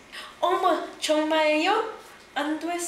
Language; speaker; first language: Korean; non-native, learner; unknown